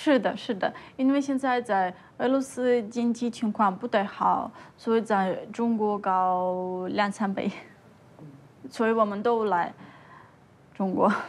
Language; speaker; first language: Chinese; non-native, fluent; Russian